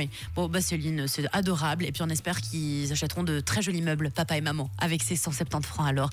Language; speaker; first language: French; native; French